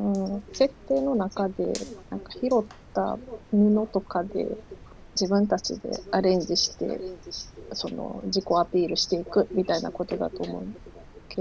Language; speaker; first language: Japanese; native; Japanese